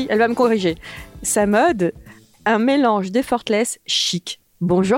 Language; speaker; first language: French; native; French